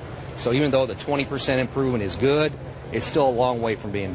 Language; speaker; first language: English; native; English